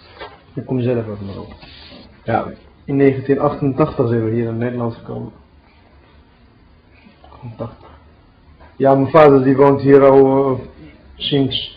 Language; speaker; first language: Dutch; early bilingual, other home language; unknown